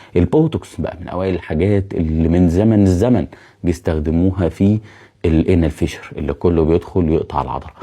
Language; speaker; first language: Arabic; native; Arabic